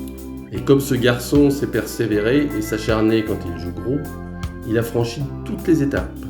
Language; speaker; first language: French; native; French